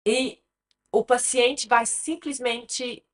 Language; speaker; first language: Portuguese; early bilingual, other home language; English